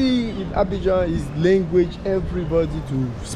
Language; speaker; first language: English; non-native, learner; French